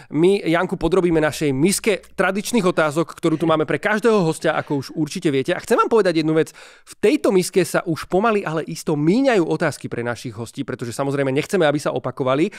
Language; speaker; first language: Slovak; native; Slovak